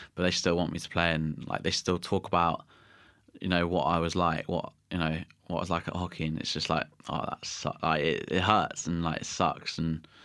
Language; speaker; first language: English; native; English